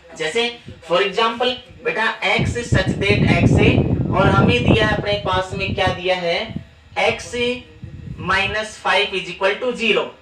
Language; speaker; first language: Hindi; native; Hindi